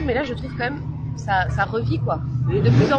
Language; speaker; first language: French; native; French